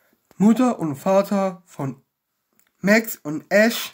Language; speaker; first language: German; non-native, learner; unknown